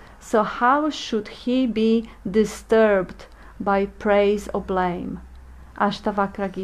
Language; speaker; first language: English; non-native, fluent; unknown